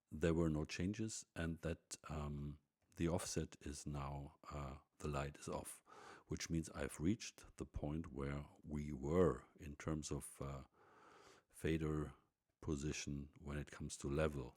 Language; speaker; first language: English; non-native, fluent; German